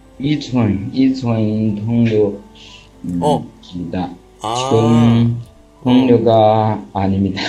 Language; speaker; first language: Korean; non-native, learner; Chinese